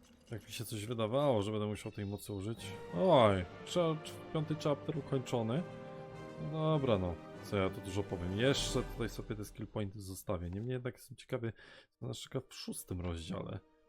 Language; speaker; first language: Polish; native; Polish